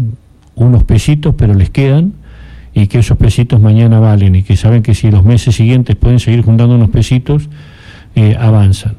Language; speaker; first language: Spanish; native; Spanish